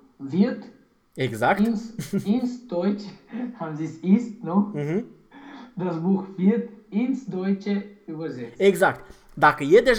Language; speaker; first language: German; non-native, learner; Romanian